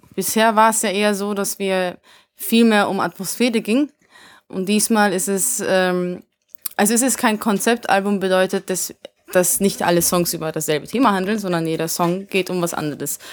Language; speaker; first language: German; early bilingual, other home language; Hungarian